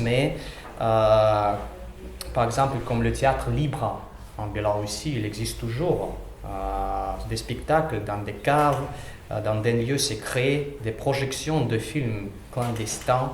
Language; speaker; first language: French; non-native, learner; Russian